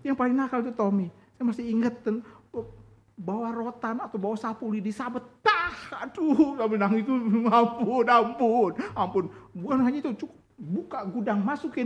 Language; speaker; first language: Indonesian; native; Indonesian